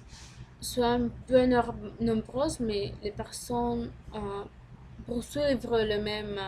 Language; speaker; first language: French; non-native, learner; Spanish